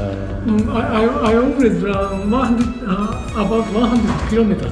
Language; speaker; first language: English; non-native, learner; Japanese